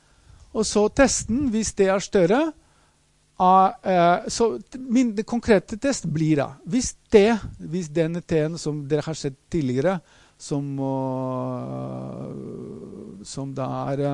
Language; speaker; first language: Norwegian; non-native, fluent; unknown